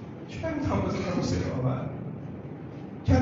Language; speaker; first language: Portuguese; native; Portuguese